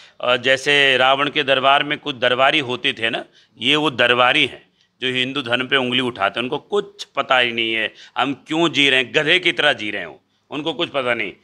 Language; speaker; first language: Hindi; native; Hindi